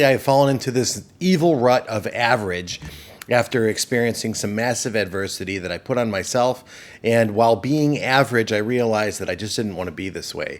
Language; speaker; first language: English; native; English